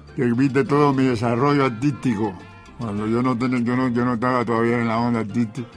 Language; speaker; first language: Spanish; native; Spanish